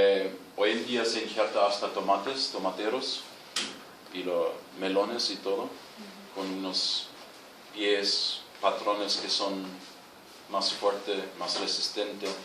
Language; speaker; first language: Spanish; non-native, fluent; German